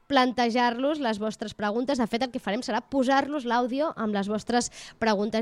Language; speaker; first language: Catalan; native; Catalan